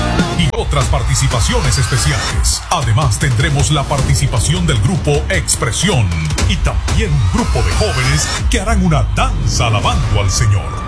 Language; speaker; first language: Spanish; native; Spanish